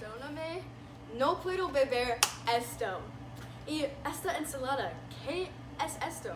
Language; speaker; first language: Spanish; non-native, learner; English